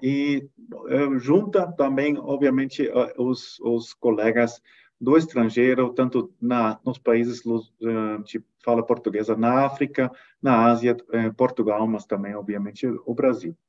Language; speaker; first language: Portuguese; non-native, fluent; German